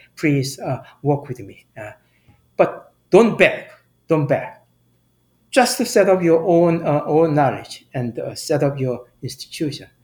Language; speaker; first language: English; non-native, fluent; Korean